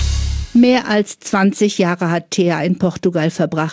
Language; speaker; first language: German; native; German